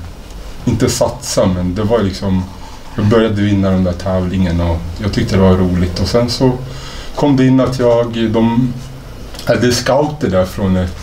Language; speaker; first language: Swedish; native; Swedish